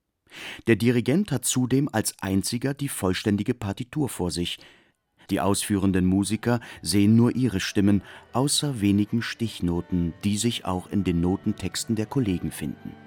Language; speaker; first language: German; native; German